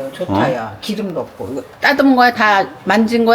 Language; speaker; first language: Korean; native; Korean